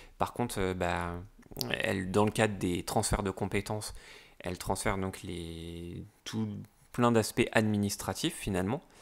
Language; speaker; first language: French; native; French